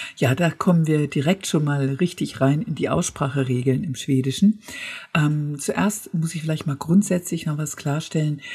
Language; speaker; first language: German; native; German